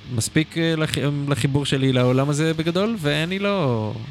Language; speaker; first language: Hebrew; early bilingual, other home language; Hungarian